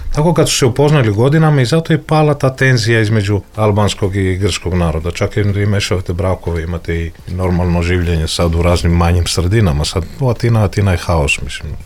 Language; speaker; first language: Serbian; non-native, fluent; Greek